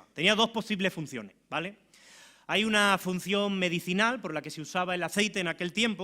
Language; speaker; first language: Spanish; native; Spanish